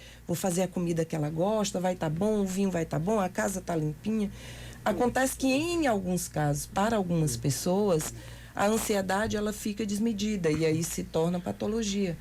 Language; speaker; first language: Portuguese; native; Portuguese